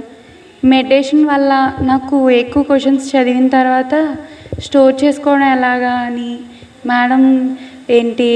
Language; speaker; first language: Telugu; native; Telugu